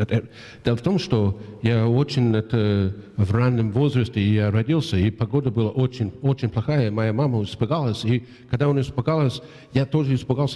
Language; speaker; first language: Russian; non-native, fluent; English